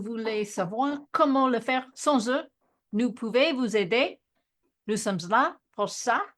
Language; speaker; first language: French; non-native, fluent; English